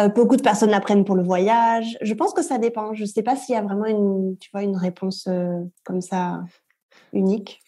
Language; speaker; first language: French; native; French